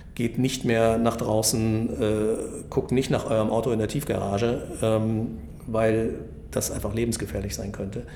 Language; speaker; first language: German; native; German